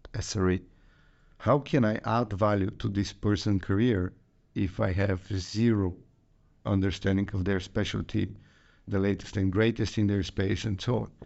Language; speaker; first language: English; non-native, fluent; Bulgarian